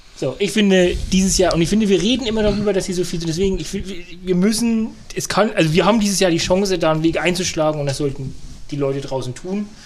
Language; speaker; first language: German; native; German